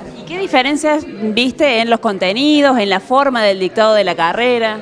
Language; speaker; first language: Spanish; native; Spanish